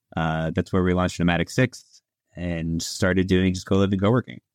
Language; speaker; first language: English; early bilingual, other home language; Italian